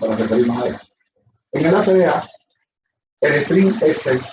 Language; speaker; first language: Spanish; native; Spanish